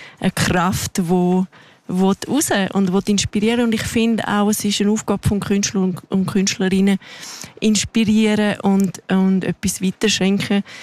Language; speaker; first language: German; non-native, local second language; Romansh